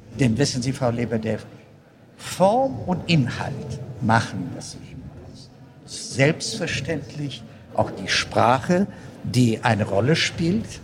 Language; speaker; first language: German; non-native, fluent; Amharic